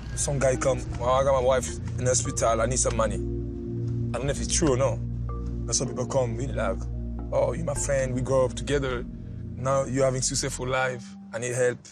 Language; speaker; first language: English; non-native, fluent; Lingala